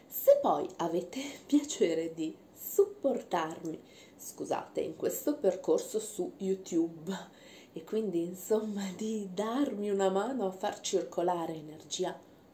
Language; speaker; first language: Italian; native; Italian